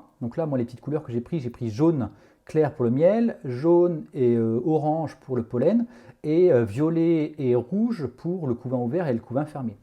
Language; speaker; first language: French; native; French